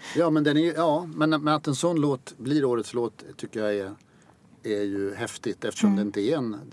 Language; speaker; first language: Swedish; native; Swedish